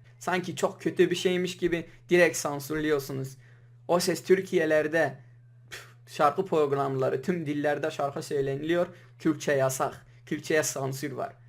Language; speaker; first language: Turkish; non-native, local second language; Kurdish